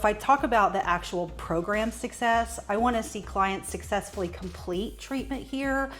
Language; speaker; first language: English; native; English